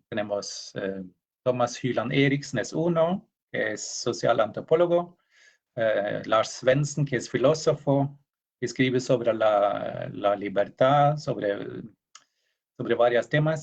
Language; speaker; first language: Spanish; non-native, fluent; Norwegian